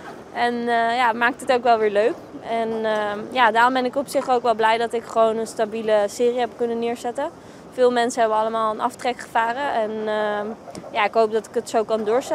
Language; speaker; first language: Dutch; native; Dutch